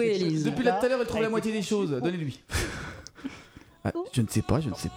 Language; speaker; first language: French; native; French